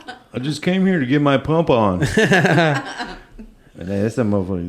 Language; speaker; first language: English; early bilingual, other home language; Spanish